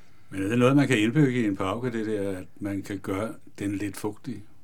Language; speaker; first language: Danish; native; Danish